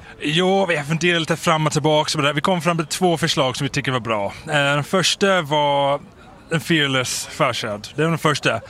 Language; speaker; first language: Swedish; non-native, fluent; English